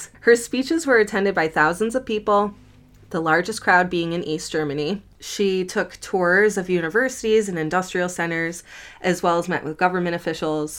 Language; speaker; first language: English; native; English